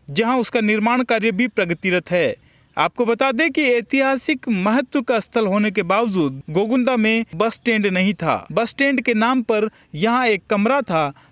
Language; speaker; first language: Hindi; native; Hindi